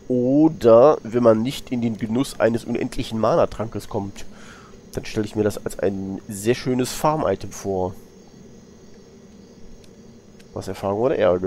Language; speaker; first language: German; native; German